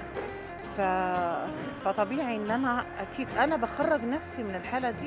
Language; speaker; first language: Arabic; native; Arabic